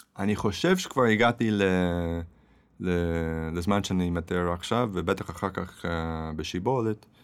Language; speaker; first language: Hebrew; non-native, fluent; English